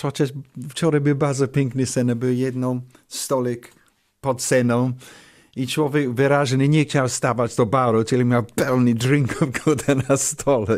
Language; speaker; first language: Polish; non-native, learner; English